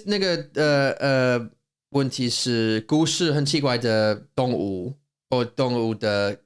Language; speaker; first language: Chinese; non-native, learner; English